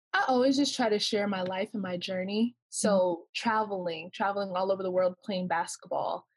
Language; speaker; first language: English; native; English